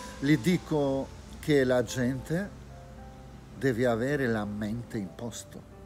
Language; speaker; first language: Italian; non-native, fluent; Albanian